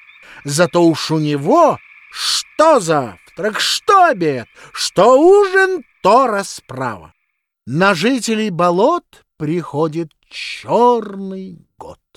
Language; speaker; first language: Russian; native; Russian